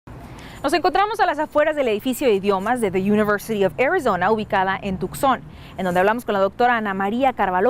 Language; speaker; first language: Spanish; native; Spanish